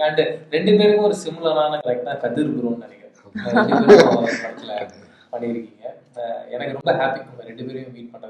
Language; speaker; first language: Tamil; native; Tamil